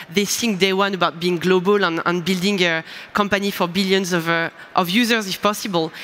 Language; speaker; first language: English; non-native, fluent; French